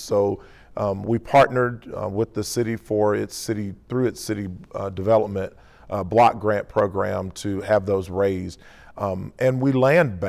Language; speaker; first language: English; native; English